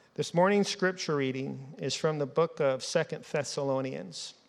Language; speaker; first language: English; native; English